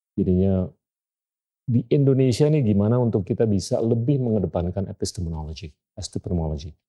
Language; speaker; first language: Indonesian; native; Indonesian